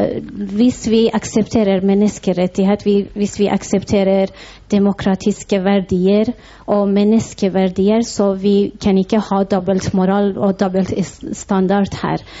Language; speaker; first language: Norwegian; non-native, fluent; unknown